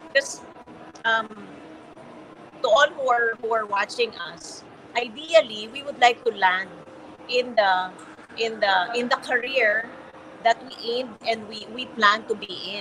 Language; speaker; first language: English; non-native, local second language; Filipino